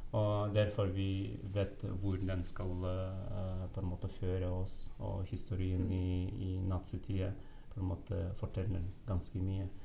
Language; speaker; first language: Norwegian; non-native, fluent; Uyghur